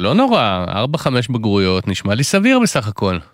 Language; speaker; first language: Hebrew; native; Hebrew